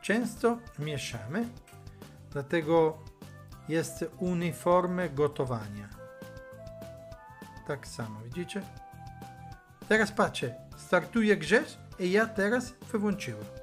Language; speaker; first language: Polish; non-native, learner; Italian